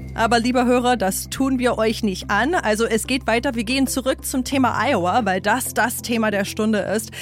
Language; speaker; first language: German; non-native, fluent; English